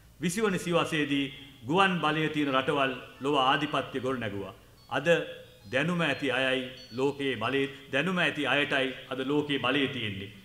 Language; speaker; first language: Sinhala; non-native, local second language; Tamil